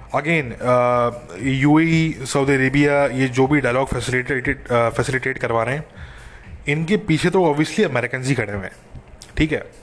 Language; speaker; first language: Hindi; native; Hindi